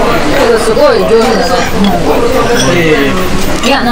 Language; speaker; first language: Japanese; native; Japanese